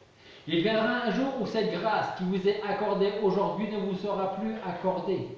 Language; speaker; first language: French; native; French